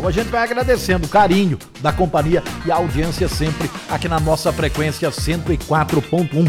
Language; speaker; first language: Portuguese; native; Portuguese